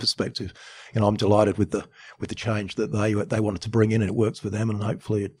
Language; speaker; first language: English; native; English